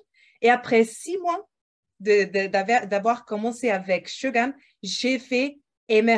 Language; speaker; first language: French; non-native, fluent; Portuguese